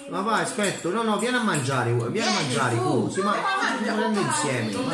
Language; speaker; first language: Italian; native; Italian